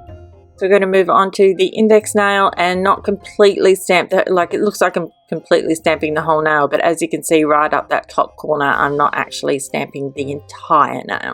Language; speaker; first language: English; native; English